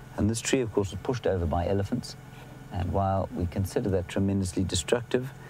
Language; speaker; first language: English; native; English